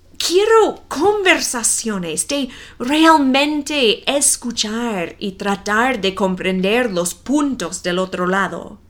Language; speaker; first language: Spanish; non-native, fluent; English